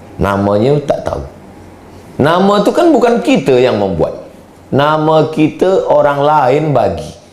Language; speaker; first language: Malay; native; Malay